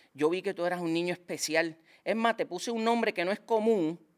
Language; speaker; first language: Spanish; native; Spanish